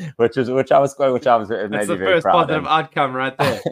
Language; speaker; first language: English; native; English